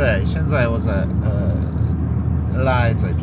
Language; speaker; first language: Chinese; non-native, learner; Polish